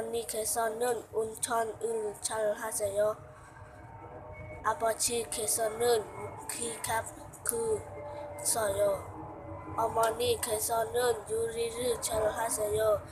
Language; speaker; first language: Korean; non-native, learner; Hmong